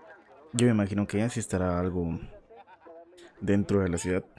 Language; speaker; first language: Spanish; native; Spanish